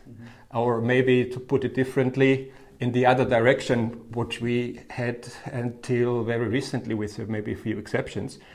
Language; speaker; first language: English; non-native, fluent; German